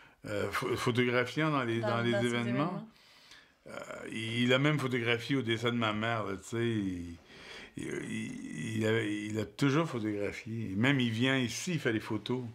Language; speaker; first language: French; native; French